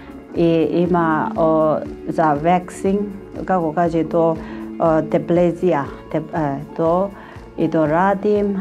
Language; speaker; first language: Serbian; non-native, learner; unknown